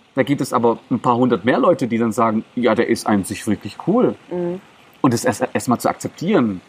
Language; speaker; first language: German; non-native, local second language; Greek